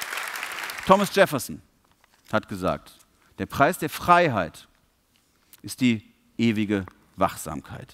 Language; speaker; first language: German; native; German